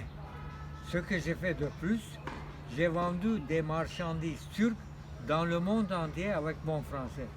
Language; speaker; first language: French; non-native, fluent; Turkish